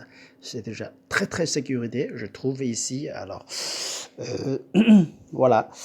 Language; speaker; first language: French; non-native, fluent; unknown